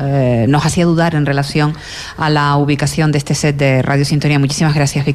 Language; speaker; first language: Spanish; native; Spanish